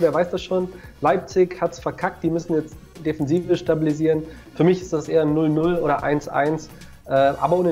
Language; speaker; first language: German; native; German